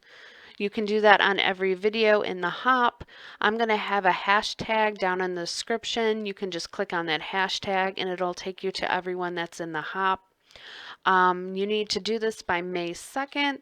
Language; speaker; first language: English; native; English